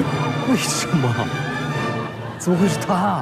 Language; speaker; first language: Chinese; native; Chinese